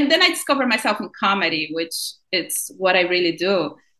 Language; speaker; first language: English; non-native, fluent; Portuguese